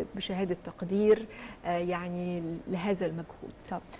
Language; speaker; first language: Arabic; native; Arabic